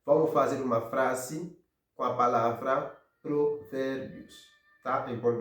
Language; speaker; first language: Portuguese; non-native, fluent; Haitian Creole